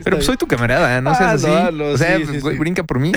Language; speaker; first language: Spanish; native; Spanish